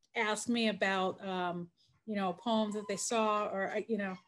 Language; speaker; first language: English; native; English